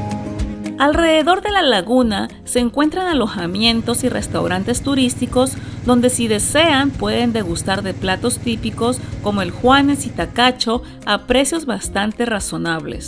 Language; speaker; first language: Spanish; native; Spanish